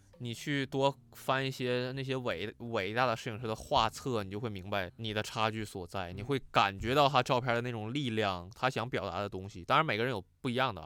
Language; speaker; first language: Chinese; non-native, local second language; Cantonese